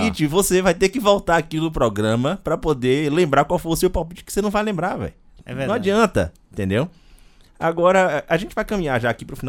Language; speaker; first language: Portuguese; native; Portuguese